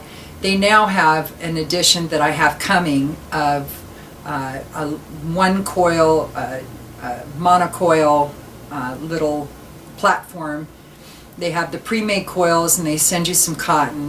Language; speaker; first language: English; native; English